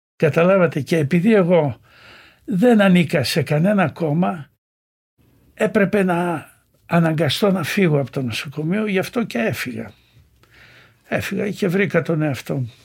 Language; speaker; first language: Greek; native; Greek